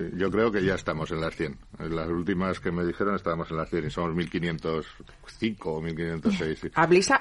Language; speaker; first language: Spanish; native; Spanish